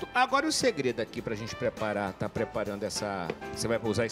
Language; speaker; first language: Portuguese; native; Portuguese